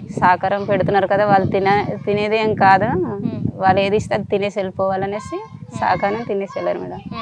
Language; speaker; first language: Telugu; native; Telugu